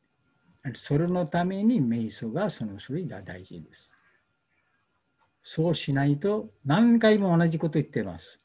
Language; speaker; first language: Japanese; non-native, learner; Bangla